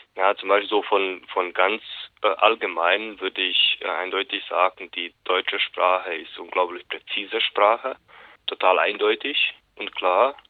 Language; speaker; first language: German; non-native, fluent; Bosnian